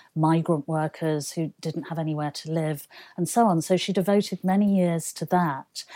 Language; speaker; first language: English; native; English